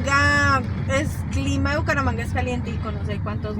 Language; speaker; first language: Spanish; native; Spanish